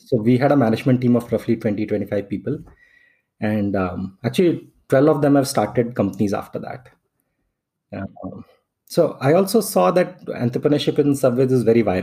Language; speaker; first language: English; non-native, local second language; Hindi